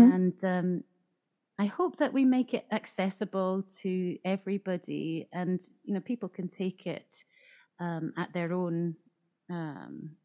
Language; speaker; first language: English; native; English